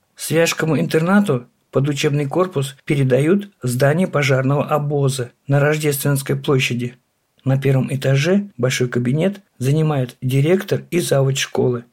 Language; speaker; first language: Russian; native; Russian